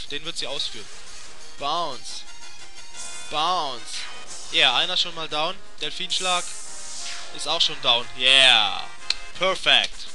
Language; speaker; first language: German; native; German